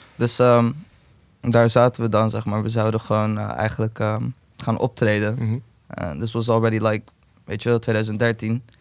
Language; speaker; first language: Dutch; early bilingual, other home language; Turkish